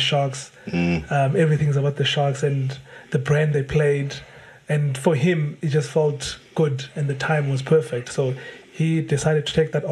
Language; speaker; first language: English; non-native, local second language; Xhosa